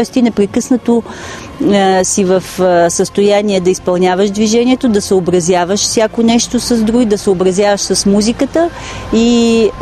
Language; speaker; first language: Bulgarian; native; Bulgarian